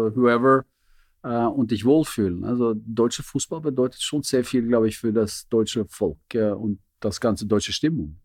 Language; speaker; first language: German; non-native, fluent; Norwegian